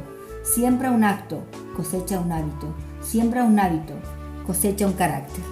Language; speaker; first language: Spanish; native; Spanish